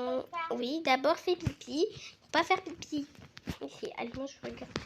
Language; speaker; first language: French; native; French